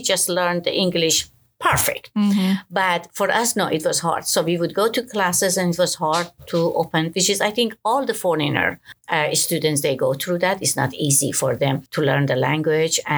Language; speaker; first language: English; non-native, fluent; Persian